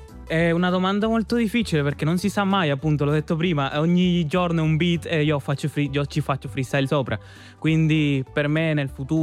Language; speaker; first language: Italian; non-native, fluent; Spanish